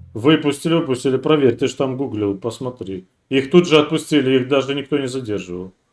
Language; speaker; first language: Russian; native; Russian